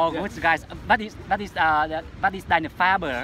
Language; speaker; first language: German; non-native, learner; Vietnamese